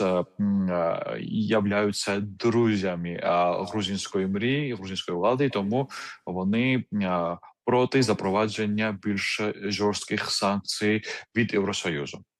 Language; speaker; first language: Ukrainian; non-native, fluent; Georgian